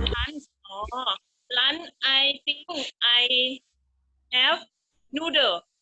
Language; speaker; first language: English; non-native, learner; Thai